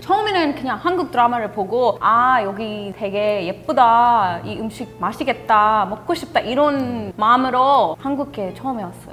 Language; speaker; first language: Korean; non-native, fluent; English